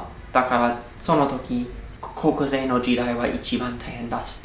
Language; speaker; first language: Japanese; non-native, learner; English